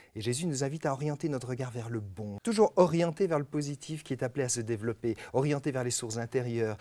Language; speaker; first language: French; native; French